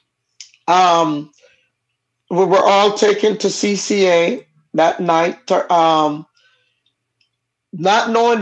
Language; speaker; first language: English; non-native, local second language; Jamaican Creole English